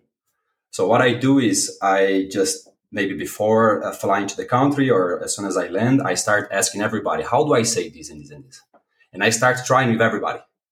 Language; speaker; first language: English; non-native, fluent; Portuguese